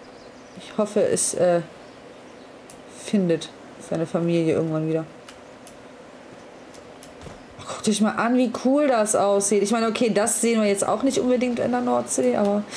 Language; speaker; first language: German; native; German